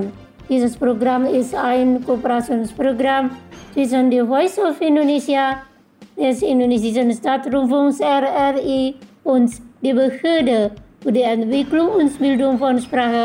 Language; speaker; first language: German; non-native, learner; Indonesian